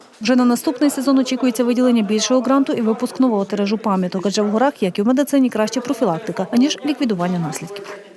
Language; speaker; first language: Ukrainian; native; Ukrainian